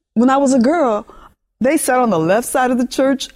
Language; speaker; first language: English; early bilingual, other home language; Spanish